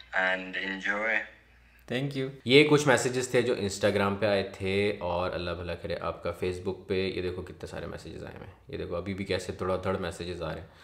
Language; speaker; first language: Hindi; native; Hindi